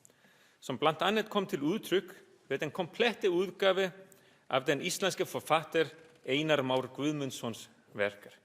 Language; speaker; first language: Danish; non-native, fluent; Icelandic